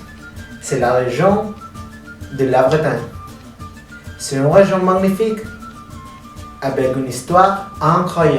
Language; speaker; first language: French; non-native, learner; Spanish